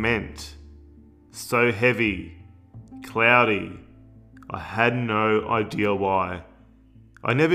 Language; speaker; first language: English; native; English